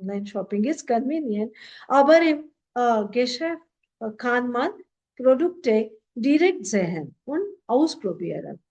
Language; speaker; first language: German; non-native, fluent; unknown